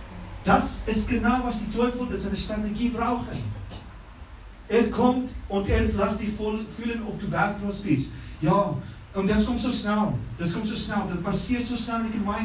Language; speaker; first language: German; non-native, fluent; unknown